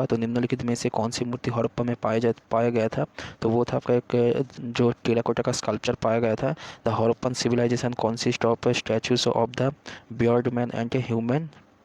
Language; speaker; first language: Hindi; native; Hindi